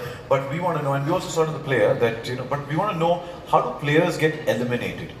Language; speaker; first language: English; non-native, local second language; Hindi